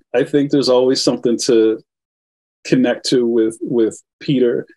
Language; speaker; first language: English; native; English